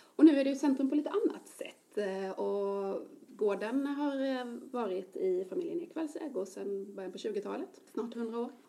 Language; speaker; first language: Swedish; native; Swedish